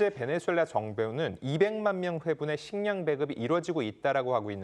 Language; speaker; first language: Korean; native; Korean